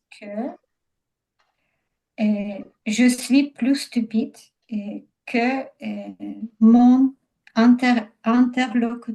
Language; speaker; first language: French; non-native, learner; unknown